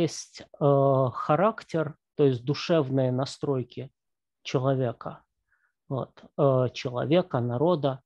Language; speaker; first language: Russian; native; Russian